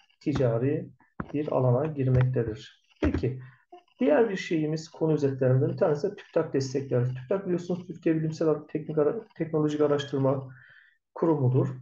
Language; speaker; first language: Turkish; native; Turkish